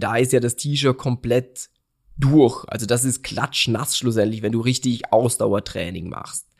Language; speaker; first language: German; native; German